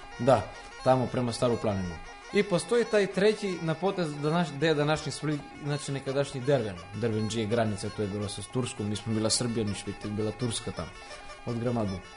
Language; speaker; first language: Serbian; native; Serbian